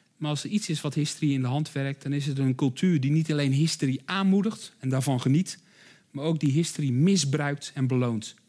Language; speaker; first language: Dutch; native; Dutch